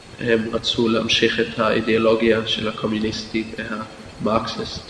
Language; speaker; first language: Hebrew; non-native, fluent; English